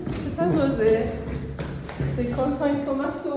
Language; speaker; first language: French; non-native, learner; Portuguese